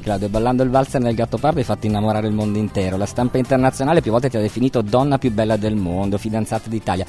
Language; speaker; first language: Italian; native; Italian